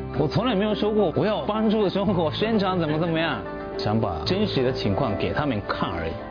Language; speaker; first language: Chinese; non-native, fluent; Japanese